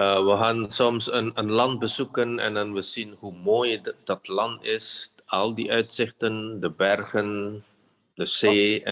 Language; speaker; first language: Dutch; non-native, fluent; Indonesian